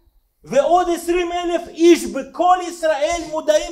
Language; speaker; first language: Hebrew; non-native, fluent; Russian